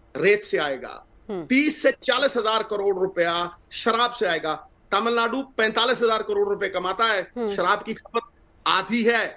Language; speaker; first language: Hindi; non-native, local second language; Punjabi